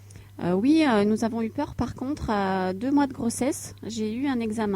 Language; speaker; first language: French; native; French